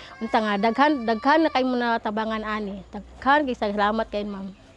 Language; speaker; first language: Cebuano; native; Cebuano